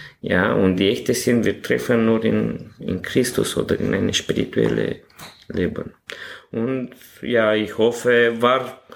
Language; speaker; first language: German; non-native, learner; Romanian